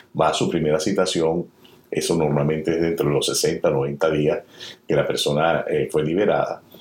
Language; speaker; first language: Spanish; native; Spanish